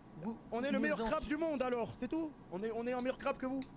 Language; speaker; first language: French; native; French